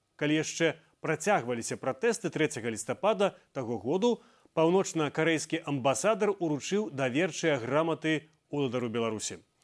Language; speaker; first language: Belarusian; native; Belarusian